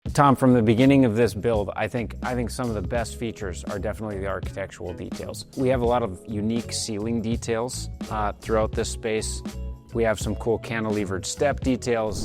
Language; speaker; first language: English; native; English